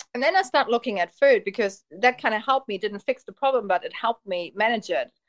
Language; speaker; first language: English; early bilingual, heritage; Polish